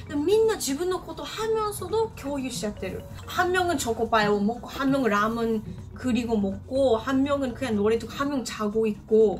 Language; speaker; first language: Korean; non-native, fluent; English